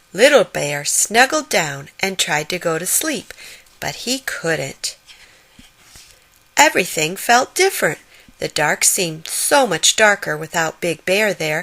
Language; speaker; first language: English; native; English